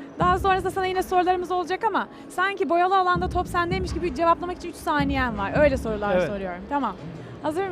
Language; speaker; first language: Turkish; native; Turkish